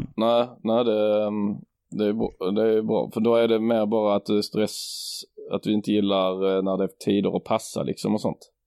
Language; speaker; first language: Swedish; native; Swedish